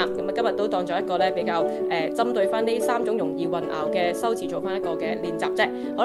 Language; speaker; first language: Cantonese; native; Cantonese